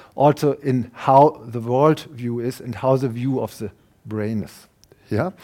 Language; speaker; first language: English; non-native, fluent; German